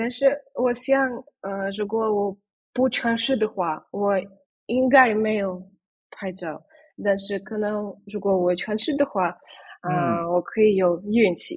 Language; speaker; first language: Chinese; non-native, fluent; Russian